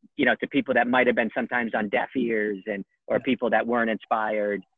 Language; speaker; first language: English; native; English